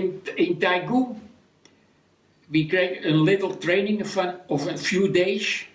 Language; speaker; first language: English; non-native, learner; Dutch